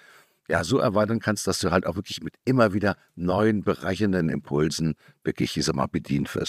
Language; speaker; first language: German; native; German